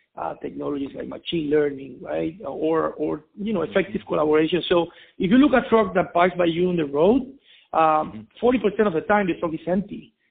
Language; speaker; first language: English; non-native, fluent; Spanish